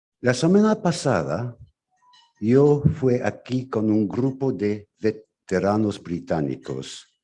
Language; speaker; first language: Spanish; non-native, fluent; English